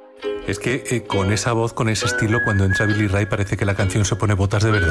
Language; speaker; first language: Spanish; native; Spanish